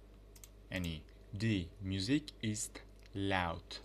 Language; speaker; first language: German; non-native, fluent; Uzbek